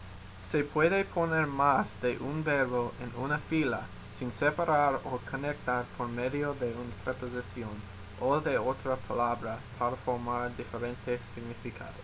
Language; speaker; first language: Spanish; non-native, learner; English